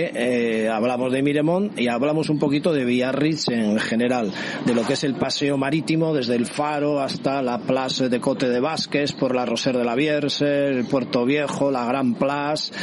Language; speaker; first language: Spanish; native; Spanish